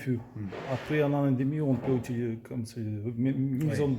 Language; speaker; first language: French; non-native, learner; Russian